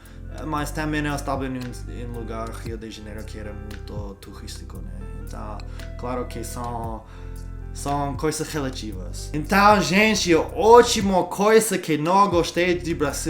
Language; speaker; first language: Portuguese; non-native, learner; English